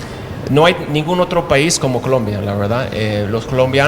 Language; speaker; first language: Spanish; non-native, fluent; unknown